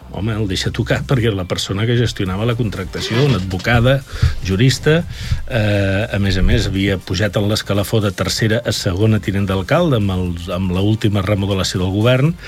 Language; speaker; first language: Catalan; native; Catalan